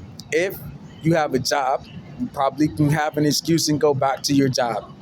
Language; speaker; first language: English; native; English